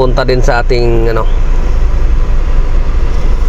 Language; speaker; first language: Filipino; native; Filipino